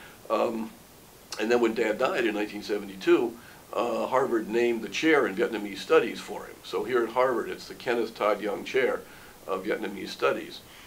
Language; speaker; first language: English; native; English